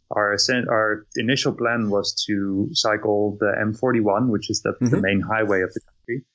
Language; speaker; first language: English; non-native, fluent; Dutch